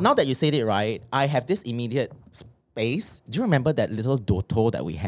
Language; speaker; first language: English; non-native, local second language; Chinese